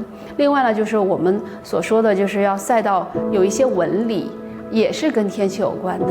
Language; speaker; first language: Chinese; native; Chinese